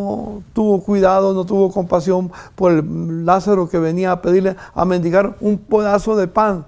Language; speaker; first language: Spanish; native; Spanish